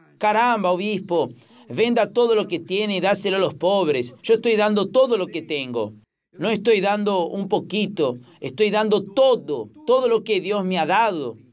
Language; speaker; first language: Spanish; non-native, fluent; Portuguese